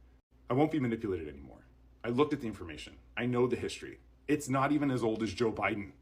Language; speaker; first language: English; native; English